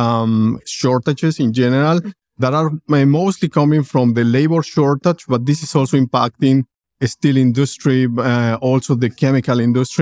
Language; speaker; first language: English; non-native, fluent; Spanish